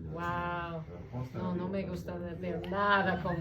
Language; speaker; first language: Spanish; non-native, learner; English